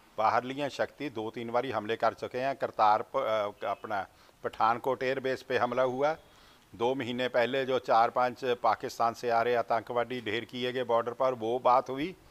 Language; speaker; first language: Hindi; non-native, local second language; Punjabi